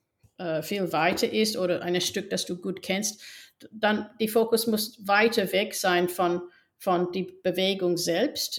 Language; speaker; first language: German; non-native, fluent; English